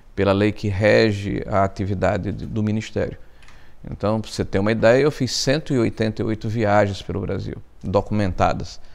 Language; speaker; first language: Portuguese; native; Portuguese